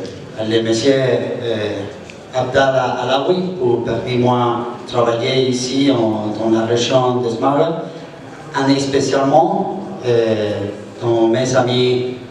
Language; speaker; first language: French; non-native, learner; Spanish